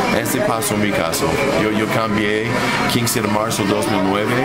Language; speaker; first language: Spanish; non-native, fluent; English